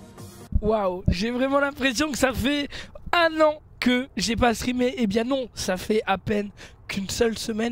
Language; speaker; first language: French; native; French